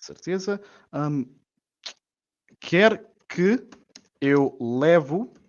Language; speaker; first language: Portuguese; non-native, fluent; English